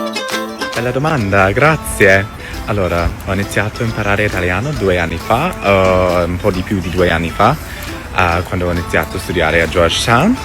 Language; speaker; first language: Italian; non-native, fluent; English